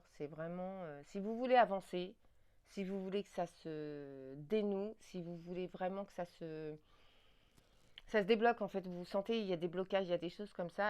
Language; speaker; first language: French; native; French